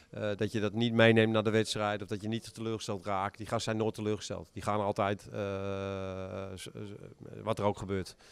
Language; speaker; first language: Dutch; native; Dutch